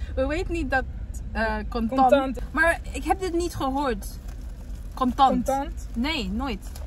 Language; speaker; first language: Dutch; early bilingual, heritage; Dutch